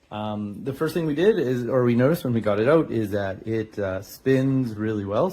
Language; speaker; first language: English; native; English